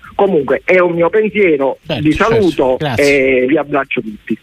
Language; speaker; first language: Italian; native; Italian